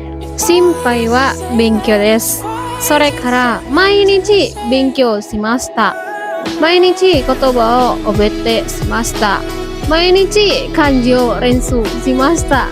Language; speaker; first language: Japanese; non-native, learner; Indonesian